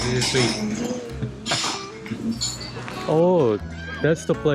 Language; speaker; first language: English; non-native, fluent; Korean